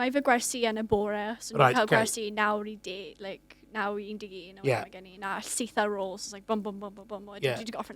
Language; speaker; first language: Welsh; non-native, local second language; English